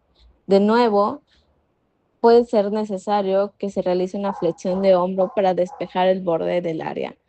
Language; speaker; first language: Spanish; native; Spanish